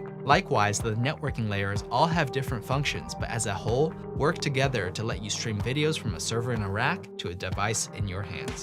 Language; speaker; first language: English; native; English